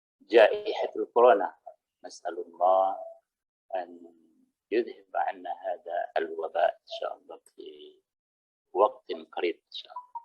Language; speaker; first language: Arabic; non-native, fluent; Indonesian